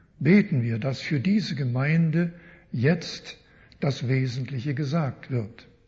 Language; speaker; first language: German; early bilingual, heritage; German